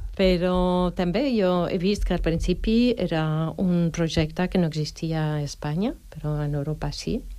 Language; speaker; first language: Catalan; non-native, fluent; French